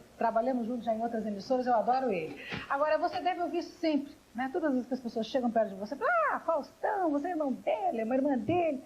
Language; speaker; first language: Portuguese; native; Portuguese